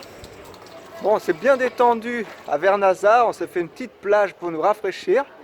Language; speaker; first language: French; native; French